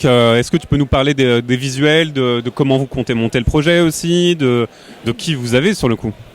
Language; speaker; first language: French; native; French